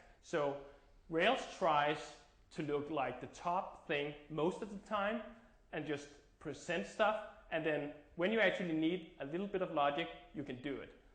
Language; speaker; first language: English; non-native, fluent; Danish